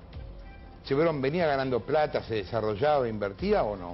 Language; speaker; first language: Spanish; native; Spanish